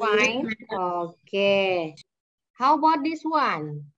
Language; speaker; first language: English; non-native, fluent; Indonesian